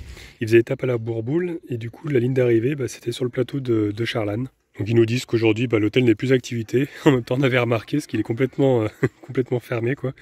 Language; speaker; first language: French; native; French